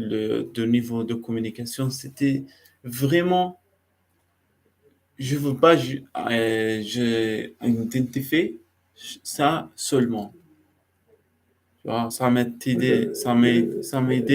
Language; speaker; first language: French; non-native, learner; Arabic